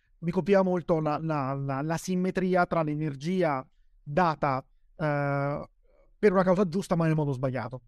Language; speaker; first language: Italian; native; Italian